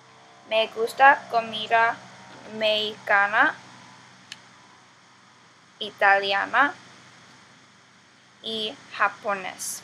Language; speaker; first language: Spanish; non-native, learner; Korean